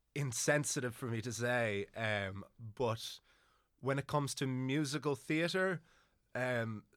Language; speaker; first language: English; native; English